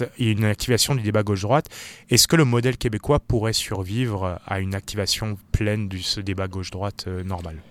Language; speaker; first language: French; native; French